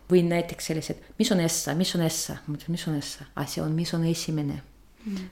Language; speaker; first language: Estonian; non-native, fluent; Russian